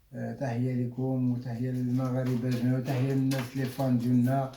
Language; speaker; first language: Arabic; native; Arabic